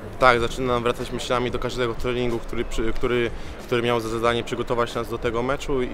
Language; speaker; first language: Polish; native; Polish